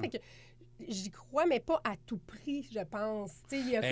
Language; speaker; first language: French; native; French